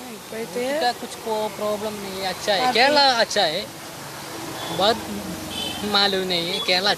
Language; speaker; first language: Hindi; non-native, local second language; Malayalam